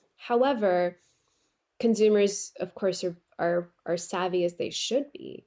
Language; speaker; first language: English; non-native, local second language; Urdu